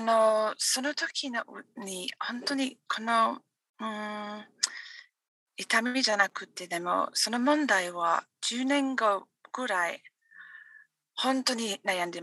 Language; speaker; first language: Japanese; non-native, learner; English